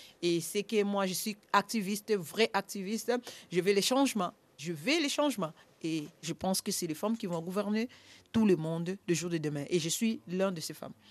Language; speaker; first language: French; non-native, local second language; Lingala